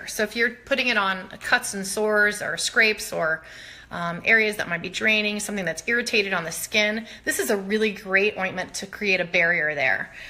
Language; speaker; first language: English; native; English